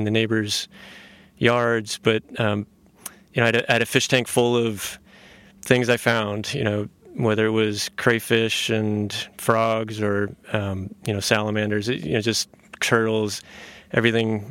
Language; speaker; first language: English; native; English